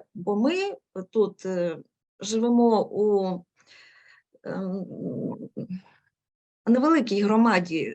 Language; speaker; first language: Ukrainian; non-native, local second language; Russian